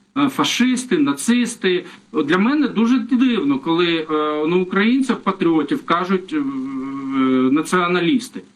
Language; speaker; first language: Ukrainian; non-native, local second language; Russian